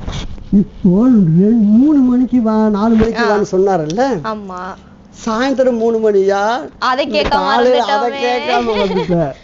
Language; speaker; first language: Tamil; native; Tamil